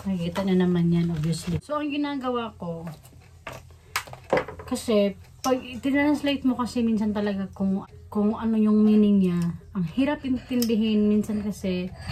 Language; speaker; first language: Filipino; native; Filipino